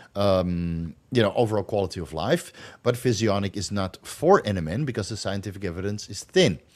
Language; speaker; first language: English; non-native, fluent; Dutch